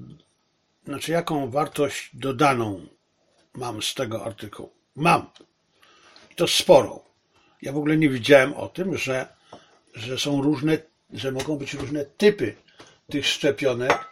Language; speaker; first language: Polish; native; Polish